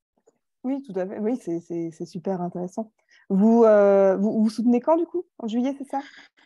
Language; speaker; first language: French; native; French